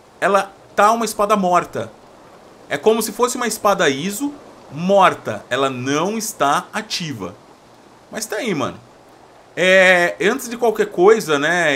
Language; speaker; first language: Portuguese; native; Portuguese